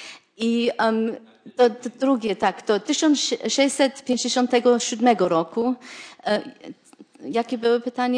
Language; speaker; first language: Polish; non-native, fluent; German